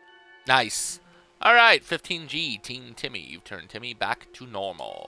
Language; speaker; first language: English; native; English